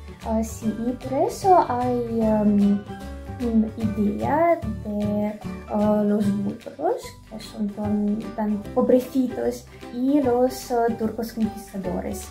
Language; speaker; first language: Spanish; non-native, fluent; Russian